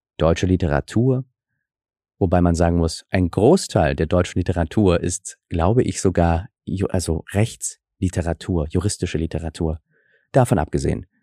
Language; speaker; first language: German; early bilingual, other home language; Russian